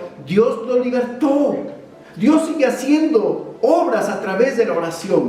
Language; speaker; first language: Spanish; native; Spanish